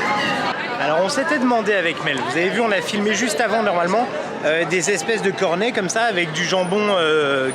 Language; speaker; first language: French; native; French